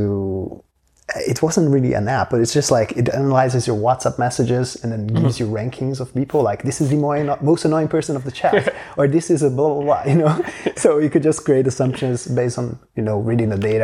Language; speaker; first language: English; non-native, fluent; Portuguese